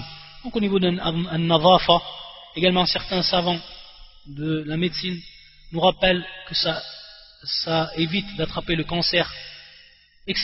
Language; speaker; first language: French; native; French